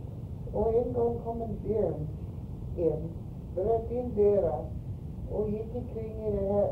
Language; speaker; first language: Swedish; early bilingual, heritage; Swedish